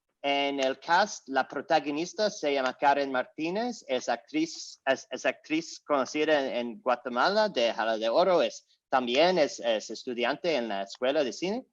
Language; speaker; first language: Spanish; non-native, learner; English